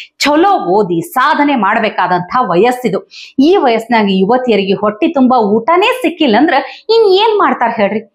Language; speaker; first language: Kannada; native; Kannada